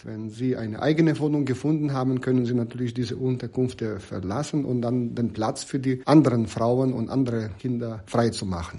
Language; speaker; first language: German; non-native, fluent; Ukrainian